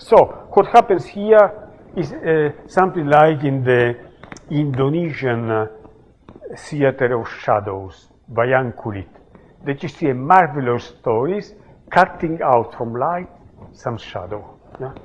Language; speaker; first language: English; non-native, fluent; Italian